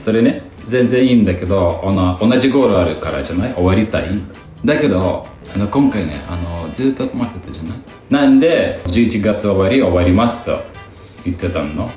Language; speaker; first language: Japanese; non-native, fluent; Lithuanian